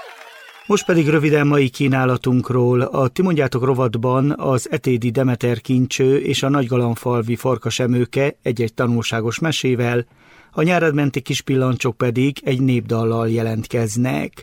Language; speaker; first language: Hungarian; native; Hungarian